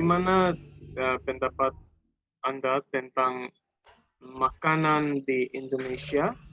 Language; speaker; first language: Indonesian; non-native, learner; Bangla